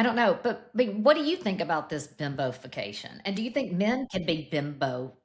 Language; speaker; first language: English; native; English